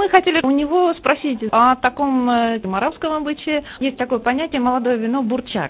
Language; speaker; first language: Russian; native; Russian